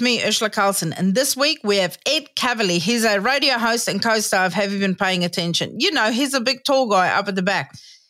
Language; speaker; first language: English; non-native, local second language; Afrikaans